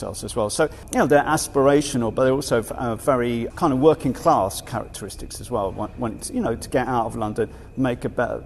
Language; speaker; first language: English; native; English